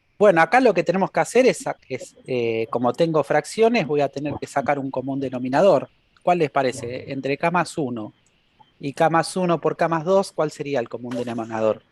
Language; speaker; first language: Spanish; native; Spanish